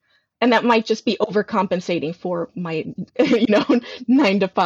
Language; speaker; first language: English; native; English